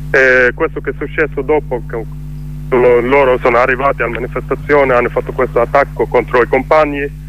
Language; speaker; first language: Italian; non-native, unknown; Swedish